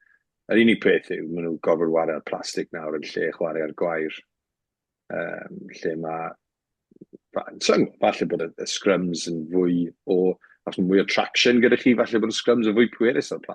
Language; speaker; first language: Welsh; native; Welsh